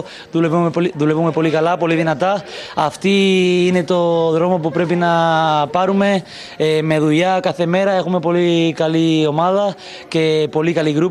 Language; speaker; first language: Greek; non-native, learner; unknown